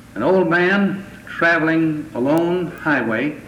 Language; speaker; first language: English; native; English